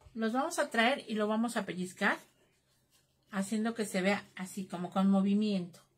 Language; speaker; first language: Spanish; native; Spanish